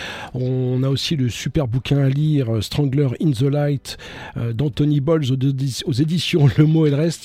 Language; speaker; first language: French; native; French